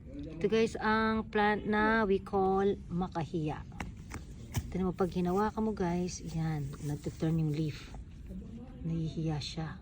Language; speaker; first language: Filipino; non-native, local second language; Pampanga